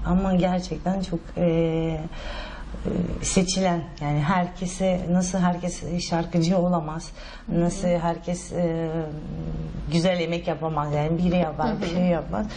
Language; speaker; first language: Turkish; non-native, fluent; Russian